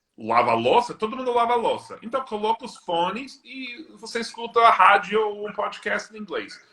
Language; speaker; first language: Portuguese; non-native, fluent; English